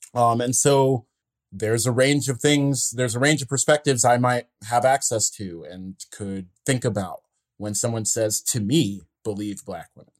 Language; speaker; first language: English; native; English